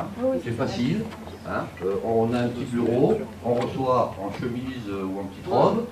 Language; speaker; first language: French; native; French